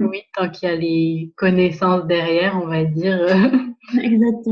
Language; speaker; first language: French; native; French